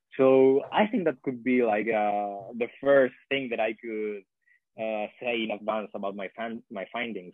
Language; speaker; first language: English; non-native, fluent; Spanish